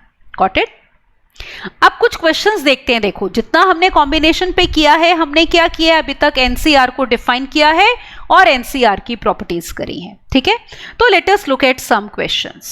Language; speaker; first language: Hindi; native; Hindi